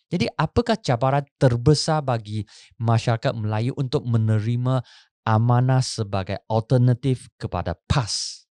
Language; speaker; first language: Malay; non-native, local second language; Chinese